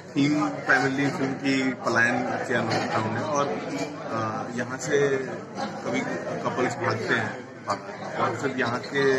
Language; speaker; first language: Hindi; native; Hindi